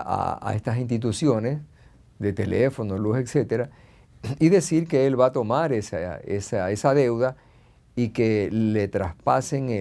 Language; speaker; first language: Spanish; native; Spanish